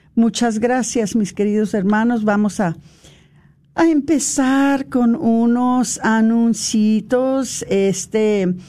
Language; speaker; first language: Spanish; early bilingual, heritage; Spanish